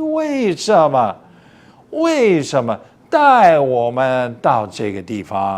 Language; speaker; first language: Chinese; early bilingual, heritage; English